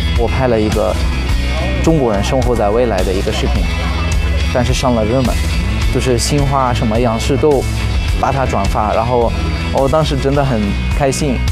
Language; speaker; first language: Chinese; non-native, fluent; Arabic